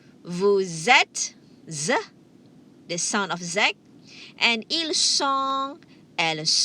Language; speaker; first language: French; non-native, fluent; Malay